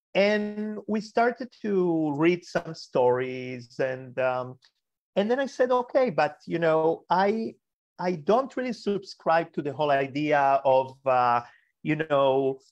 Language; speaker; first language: English; early bilingual, other home language; Spanish